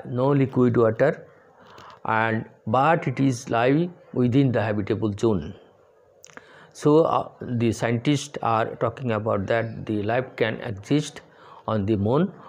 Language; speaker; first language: English; non-native, local second language; Bangla